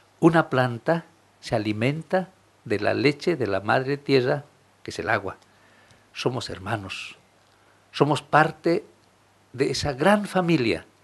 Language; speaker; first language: Spanish; non-native, local second language; Aymara